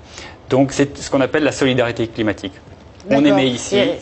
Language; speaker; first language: French; native; French